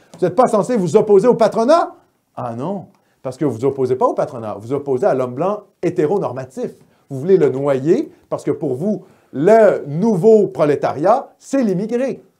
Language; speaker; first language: French; native; French